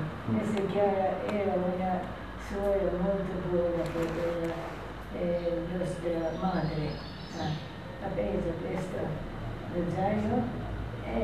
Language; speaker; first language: Italian; non-native, learner; Albanian